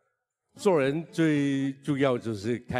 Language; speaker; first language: Chinese; non-native, local second language; Cantonese